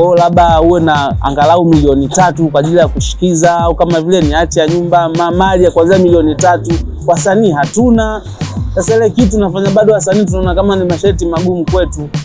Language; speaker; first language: Swahili; native; Swahili